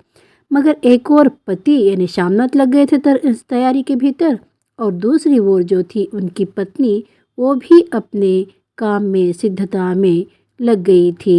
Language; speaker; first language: Hindi; non-native, local second language; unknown